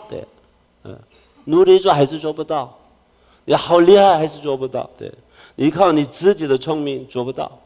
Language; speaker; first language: Chinese; non-native, fluent; Korean